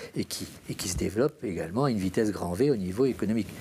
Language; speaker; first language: French; native; French